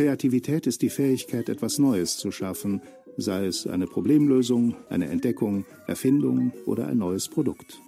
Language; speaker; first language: German; native; German